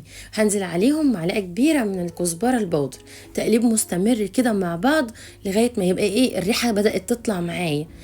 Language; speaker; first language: Arabic; native; Arabic